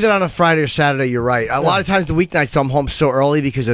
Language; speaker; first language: English; native; English